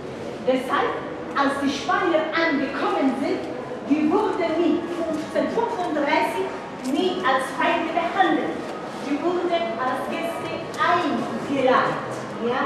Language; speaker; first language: German; non-native, fluent; Spanish